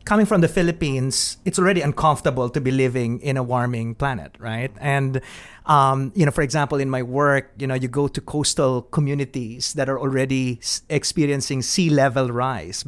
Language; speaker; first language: English; non-native, local second language; Filipino